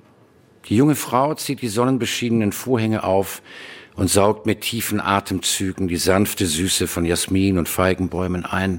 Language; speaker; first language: German; native; German